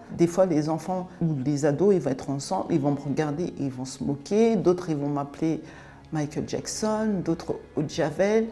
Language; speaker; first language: French; early bilingual, other home language; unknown